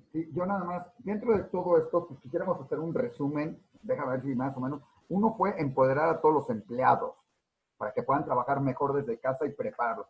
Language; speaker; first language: Spanish; native; Spanish